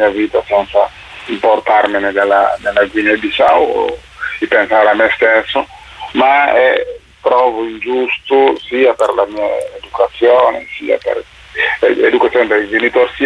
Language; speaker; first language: Italian; non-native, fluent; Upper Guinea Crioulo